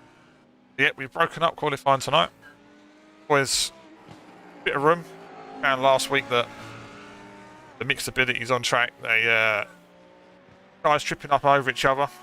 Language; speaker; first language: English; native; English